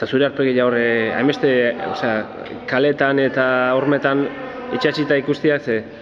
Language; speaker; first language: Basque; native; Basque